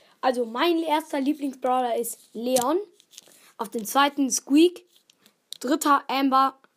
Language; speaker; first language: German; native; German